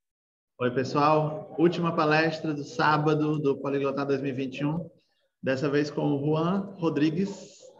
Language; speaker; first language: Portuguese; native; Portuguese